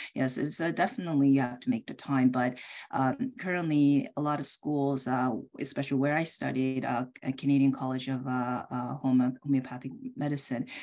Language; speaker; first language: English; early bilingual, other home language; Korean